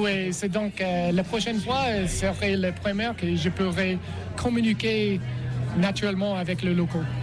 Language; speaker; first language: French; non-native, learner; English